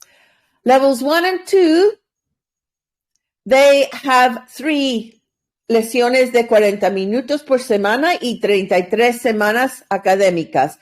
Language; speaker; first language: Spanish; non-native, learner; English